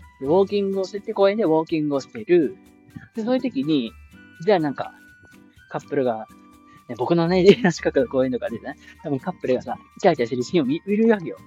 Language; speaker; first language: Japanese; native; Japanese